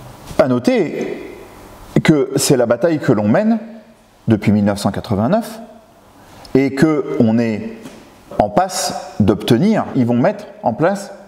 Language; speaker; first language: French; native; French